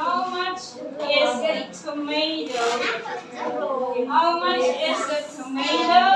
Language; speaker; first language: English; non-native, learner; Indonesian